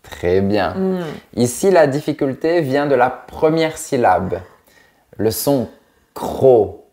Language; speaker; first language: French; native; French